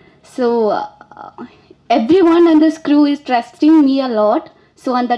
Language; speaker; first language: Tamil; non-native, learner; Malayalam